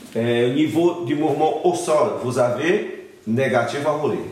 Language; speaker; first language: French; non-native, fluent; Portuguese